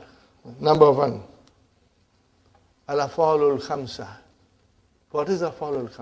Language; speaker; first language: Arabic; non-native, fluent; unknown